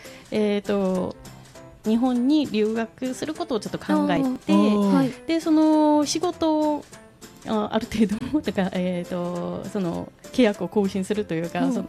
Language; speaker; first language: Japanese; non-native, fluent; Korean